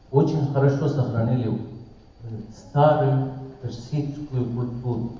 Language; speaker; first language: Russian; non-native, learner; Persian